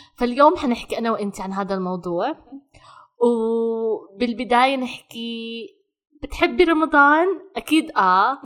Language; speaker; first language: Arabic; native; Arabic